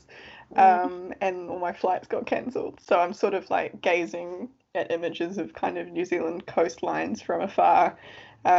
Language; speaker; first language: English; native; English